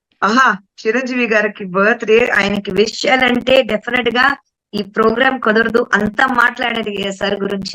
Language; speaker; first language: Telugu; non-native, fluent; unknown